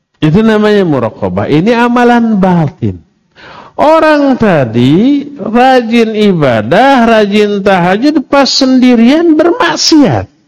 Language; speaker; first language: Indonesian; non-native, local second language; Sundanese